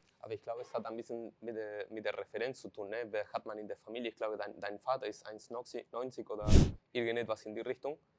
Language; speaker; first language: German; non-native, fluent; Spanish